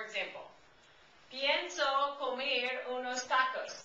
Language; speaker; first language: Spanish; non-native, fluent; English